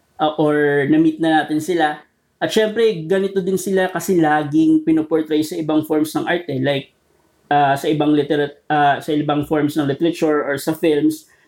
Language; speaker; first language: Filipino; non-native, local second language; Hiligaynon